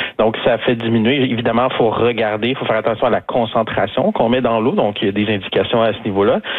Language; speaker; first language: French; native; French